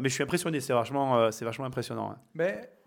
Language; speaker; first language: French; native; French